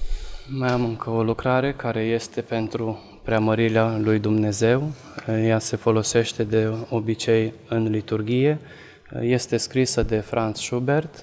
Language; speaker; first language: Romanian; non-native, local second language; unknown